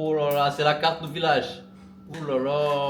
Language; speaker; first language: French; non-native, fluent; Portuguese